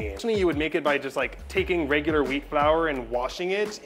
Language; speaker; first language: English; native; English